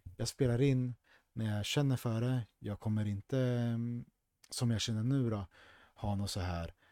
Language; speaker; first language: Swedish; early bilingual, other home language; Spanish